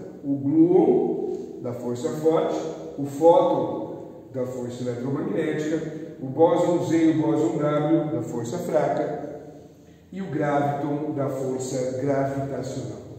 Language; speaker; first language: Portuguese; native; Portuguese